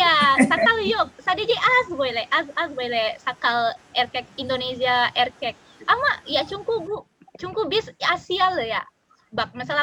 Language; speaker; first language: Turkish; non-native, learner; Indonesian